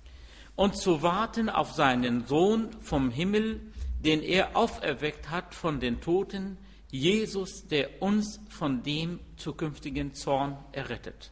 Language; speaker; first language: German; non-native, fluent; Arabic